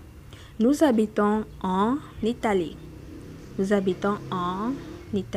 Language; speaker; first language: French; non-native, fluent; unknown